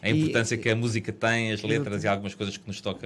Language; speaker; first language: Portuguese; native; Portuguese